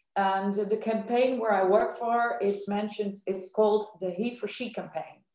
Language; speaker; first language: English; non-native, fluent; Dutch